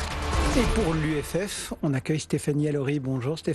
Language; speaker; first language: French; native; French